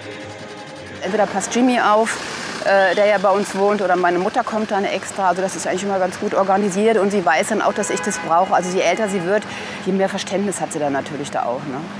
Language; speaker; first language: German; native; German